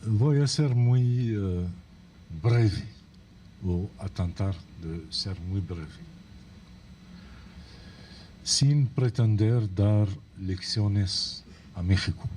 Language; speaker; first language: Spanish; non-native, fluent; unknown